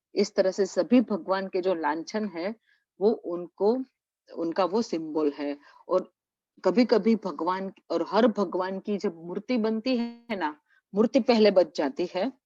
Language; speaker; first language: Hindi; non-native, local second language; Gujarati